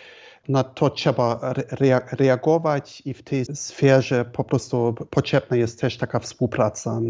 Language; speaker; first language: Polish; non-native, fluent; German